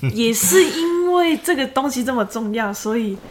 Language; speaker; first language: Chinese; native; Chinese